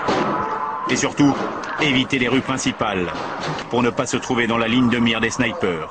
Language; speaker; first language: French; native; French